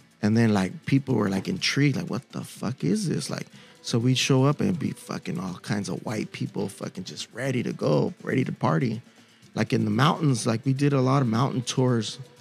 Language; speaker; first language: English; early bilingual, other home language; Spanish